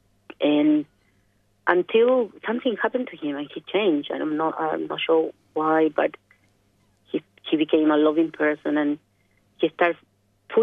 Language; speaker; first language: English; non-native, fluent; Spanish